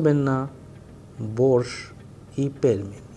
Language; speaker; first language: Russian; non-native, fluent; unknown